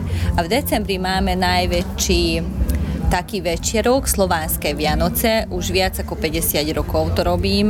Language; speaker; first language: Slovak; non-native, local second language; Hungarian